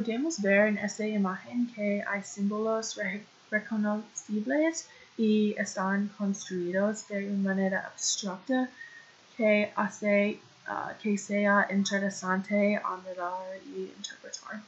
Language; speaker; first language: Spanish; non-native, learner; English